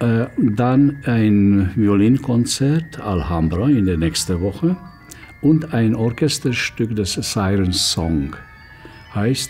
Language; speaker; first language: German; non-native, fluent; Hungarian